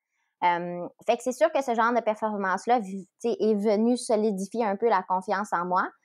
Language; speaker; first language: French; native; French